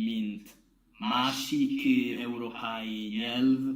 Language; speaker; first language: Hungarian; non-native, learner; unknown